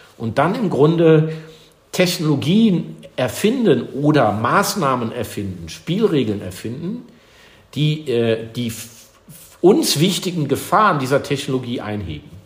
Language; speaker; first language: German; native; German